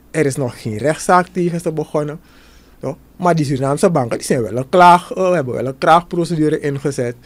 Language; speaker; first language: Dutch; native; Dutch